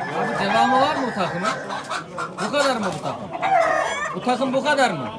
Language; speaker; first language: Turkish; native; Turkish